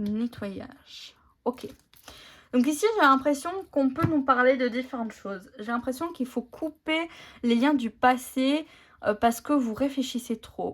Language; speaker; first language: French; native; French